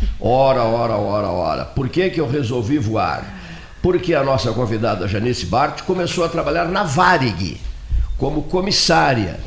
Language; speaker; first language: Portuguese; native; Portuguese